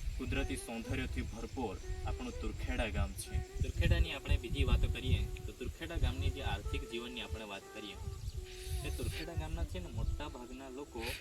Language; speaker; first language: Gujarati; non-native, local second language; Bhili